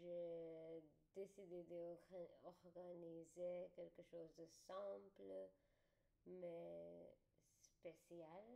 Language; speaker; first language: French; non-native, learner; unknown